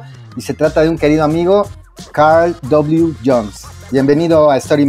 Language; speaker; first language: Spanish; native; Spanish